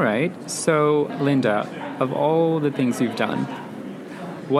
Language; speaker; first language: English; non-native, local second language; Sinhala